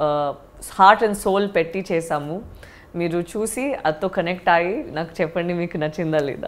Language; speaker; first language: Telugu; non-native, learner; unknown